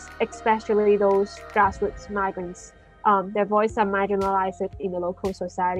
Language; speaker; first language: English; non-native, local second language; Cantonese